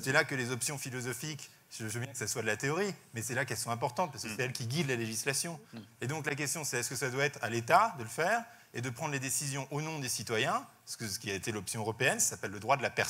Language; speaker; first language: French; native; French